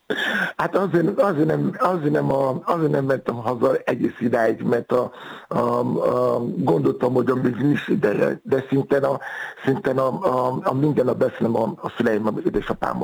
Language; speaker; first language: Hungarian; non-native, learner; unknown